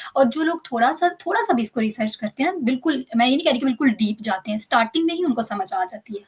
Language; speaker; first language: Urdu; native; Urdu